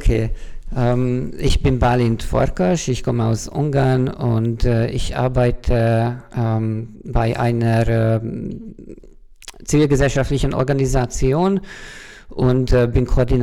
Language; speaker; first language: German; non-native, fluent; Hungarian